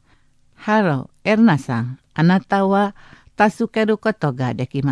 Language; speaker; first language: Japanese; non-native, learner; Indonesian